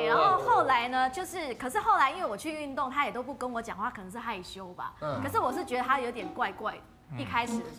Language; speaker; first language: Chinese; native; Chinese